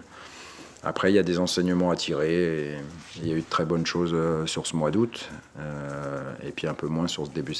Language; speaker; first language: French; native; French